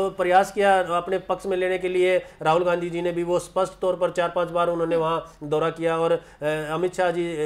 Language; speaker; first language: Hindi; native; Hindi